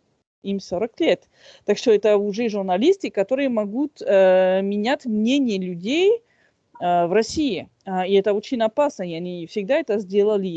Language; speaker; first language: Russian; non-native, fluent; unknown